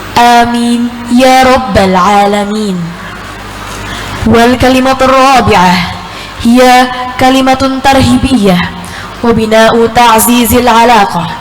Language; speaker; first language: Arabic; non-native, fluent; Indonesian